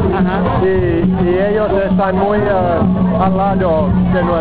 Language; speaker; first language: Spanish; non-native, fluent; Finnish